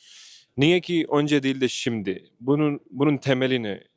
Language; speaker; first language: Turkish; non-native, fluent; Urdu